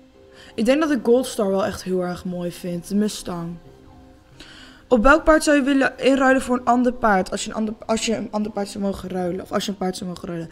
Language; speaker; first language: Dutch; native; Dutch